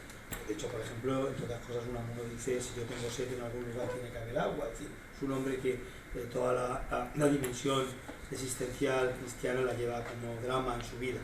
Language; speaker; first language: Spanish; native; Spanish